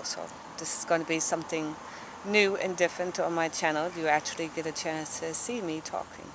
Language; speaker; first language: English; native; English